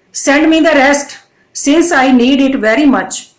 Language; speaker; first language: English; non-native, local second language; Punjabi